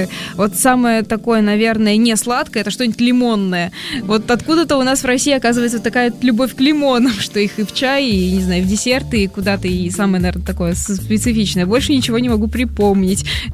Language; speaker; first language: Russian; native; Russian